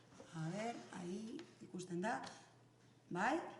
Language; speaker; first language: Basque; non-native, local second language; Spanish